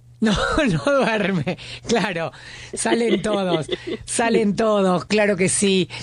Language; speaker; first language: Spanish; native; Spanish